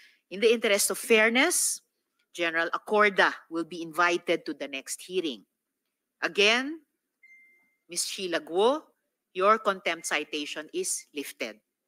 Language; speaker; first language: English; non-native, local second language; Filipino